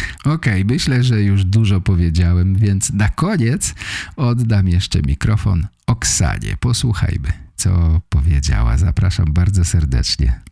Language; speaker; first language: Polish; native; Polish